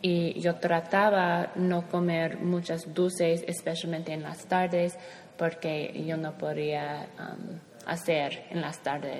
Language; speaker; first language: Spanish; non-native, learner; English